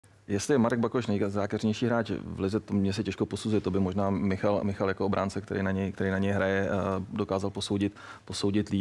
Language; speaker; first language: Czech; native; Czech